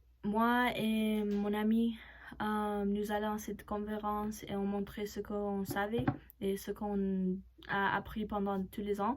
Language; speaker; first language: French; non-native, learner; Spanish